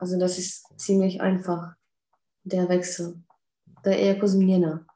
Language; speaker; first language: German; non-native, fluent; Czech